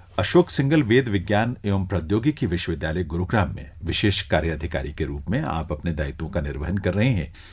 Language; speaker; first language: Hindi; native; Hindi